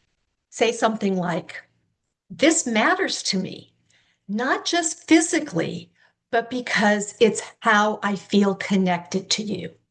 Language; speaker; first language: English; native; English